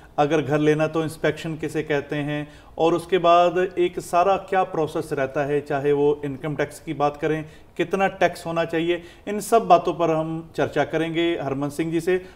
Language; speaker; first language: Hindi; non-native, local second language; Punjabi